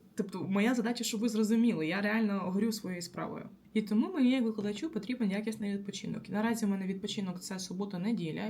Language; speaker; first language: Ukrainian; native; Ukrainian